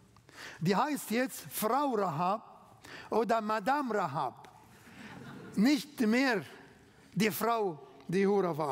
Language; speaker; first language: German; non-native, learner; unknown